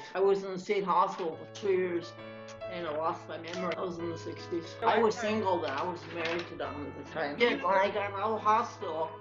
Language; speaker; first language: English; native; English